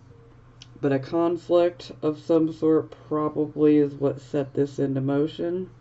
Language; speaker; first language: English; native; English